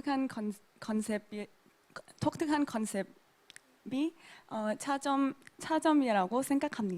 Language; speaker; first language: Korean; non-native, local second language; Thai